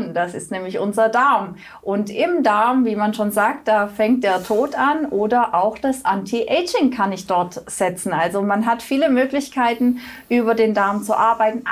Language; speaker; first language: German; native; German